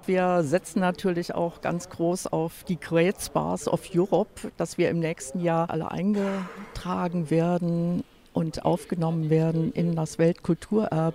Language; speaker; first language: German; native; German